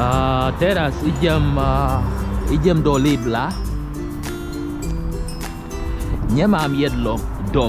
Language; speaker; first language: Slovak; non-native, learner; English